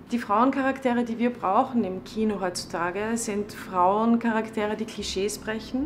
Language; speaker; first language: German; native; German